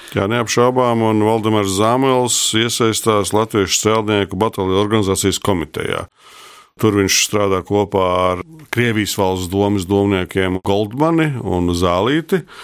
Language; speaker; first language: Latvian; native; Latvian